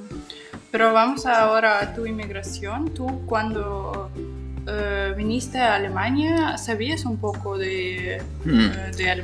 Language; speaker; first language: Spanish; non-native, fluent; Russian